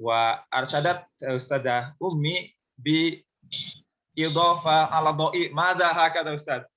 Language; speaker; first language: Arabic; non-native, learner; Indonesian